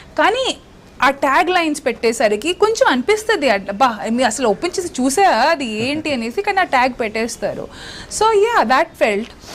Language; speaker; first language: Telugu; non-native, local second language; Odia